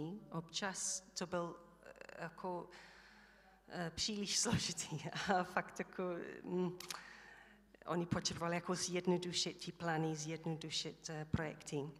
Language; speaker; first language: Czech; non-native, learner; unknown